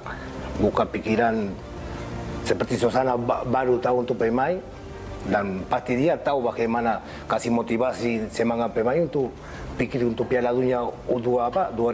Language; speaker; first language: Indonesian; non-native, fluent; Spanish